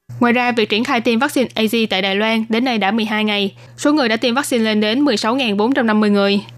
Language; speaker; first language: Vietnamese; native; Vietnamese